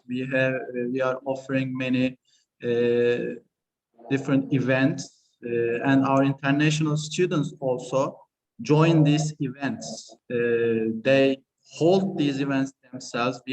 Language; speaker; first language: English; non-native, fluent; Turkish